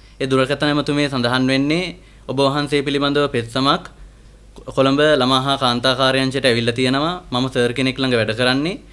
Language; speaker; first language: Sinhala; native; Sinhala